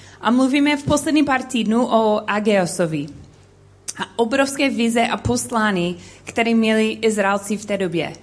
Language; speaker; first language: Czech; non-native, learner; English